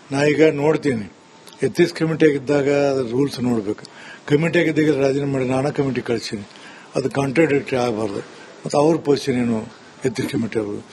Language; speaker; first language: Kannada; native; Kannada